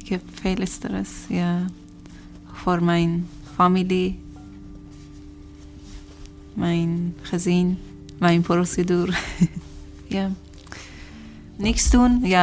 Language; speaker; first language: Dutch; non-native, learner; Persian